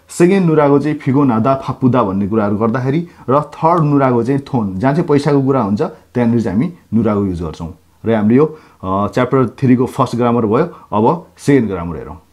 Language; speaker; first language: Nepali; non-native, local second language; Gurung